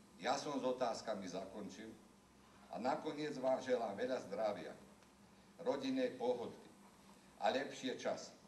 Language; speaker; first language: Slovak; early bilingual, heritage; Slovak